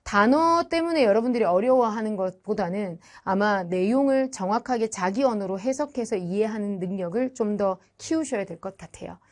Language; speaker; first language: Korean; native; Korean